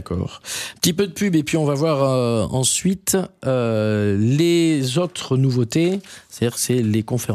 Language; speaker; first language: French; native; French